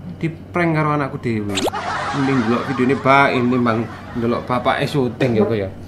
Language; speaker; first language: Javanese; non-native, local second language; English